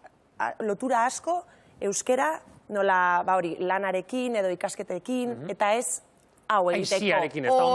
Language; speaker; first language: Basque; non-native, local second language; Spanish